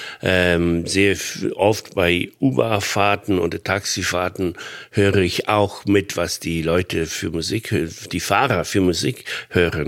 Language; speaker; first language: German; non-native, fluent; Polish